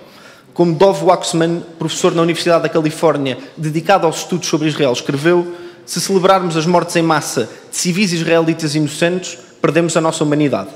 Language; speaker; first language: Portuguese; native; Portuguese